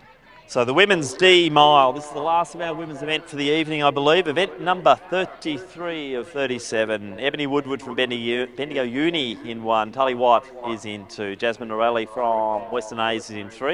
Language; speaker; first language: English; native; English